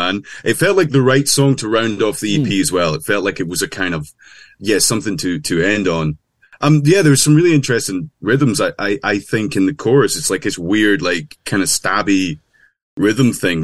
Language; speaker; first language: English; native; English